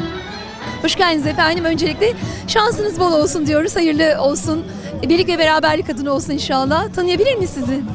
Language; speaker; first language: Turkish; native; Turkish